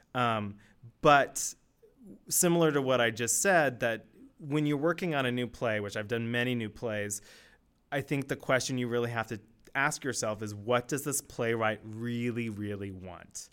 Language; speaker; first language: English; native; English